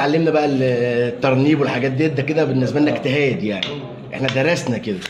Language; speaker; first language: Arabic; native; Arabic